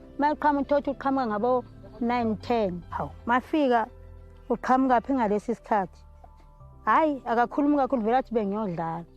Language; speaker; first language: Zulu; native; Zulu